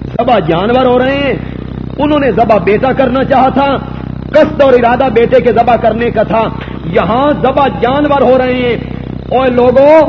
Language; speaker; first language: Urdu; non-native, local second language; Punjabi